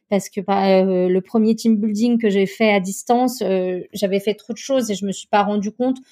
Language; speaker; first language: French; native; French